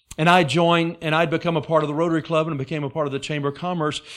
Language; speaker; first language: English; native; English